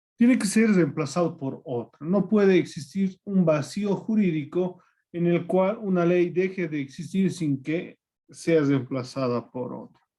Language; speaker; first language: Spanish; native; Spanish